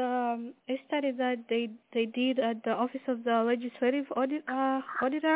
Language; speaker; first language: English; non-native, local second language; Nyanja